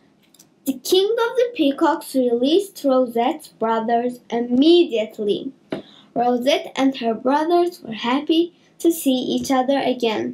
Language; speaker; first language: English; native; English